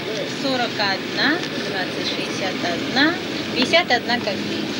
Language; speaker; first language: Russian; native; Russian